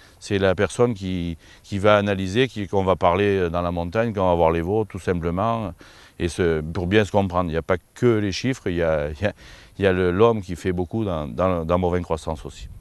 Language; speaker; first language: French; native; French